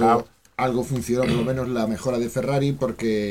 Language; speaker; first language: Spanish; native; Spanish